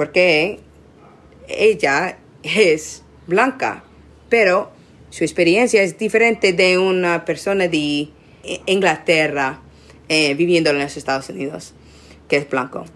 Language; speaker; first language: Spanish; non-native, learner; English